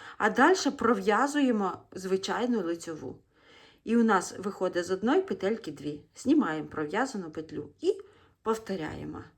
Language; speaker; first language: Ukrainian; non-native, local second language; Russian